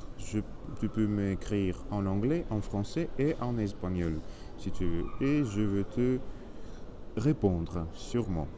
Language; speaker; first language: French; non-native, learner; Spanish